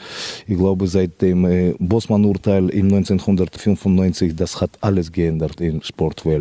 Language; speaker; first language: German; non-native, fluent; Russian